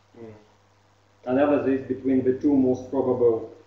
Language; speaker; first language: English; non-native, fluent; Russian